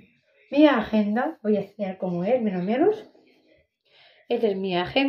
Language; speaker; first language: Spanish; non-native, local second language; Catalan